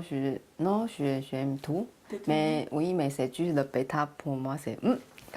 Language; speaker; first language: French; non-native, learner; Chinese